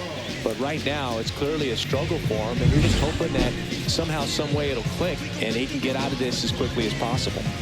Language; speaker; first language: English; native; English